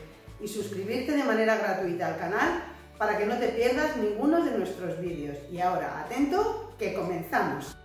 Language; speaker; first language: Spanish; native; Spanish